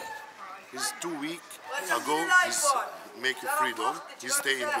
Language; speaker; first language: English; non-native, learner; Arabic